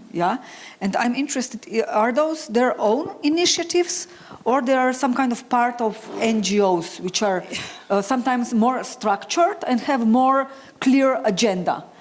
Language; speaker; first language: English; non-native, fluent; Slovenian